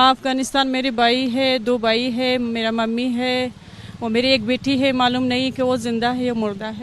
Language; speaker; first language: Hindi; non-native, learner; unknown